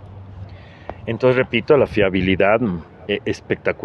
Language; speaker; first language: Spanish; native; Spanish